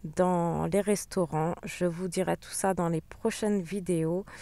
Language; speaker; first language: French; native; French